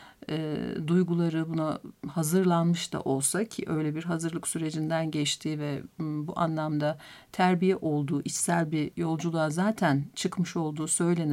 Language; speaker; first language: Turkish; native; Turkish